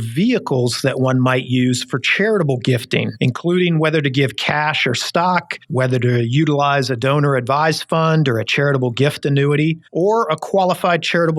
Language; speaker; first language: English; native; English